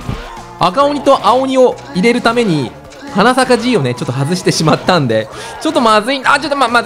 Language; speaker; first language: Japanese; native; Japanese